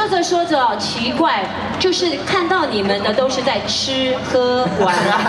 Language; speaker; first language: Chinese; native; Chinese